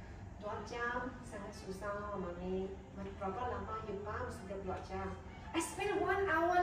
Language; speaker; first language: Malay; non-native, local second language; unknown